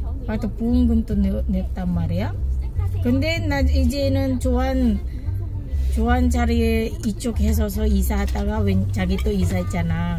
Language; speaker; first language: Korean; non-native, learner; Filipino